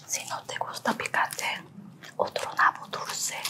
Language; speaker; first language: Spanish; non-native, learner; Korean